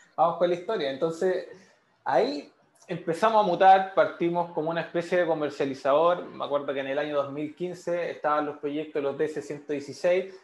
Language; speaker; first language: Spanish; native; Spanish